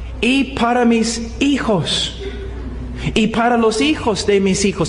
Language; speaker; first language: Spanish; non-native, fluent; English